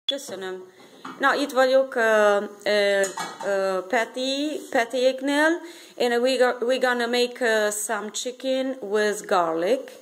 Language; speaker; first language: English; non-native, fluent; Hungarian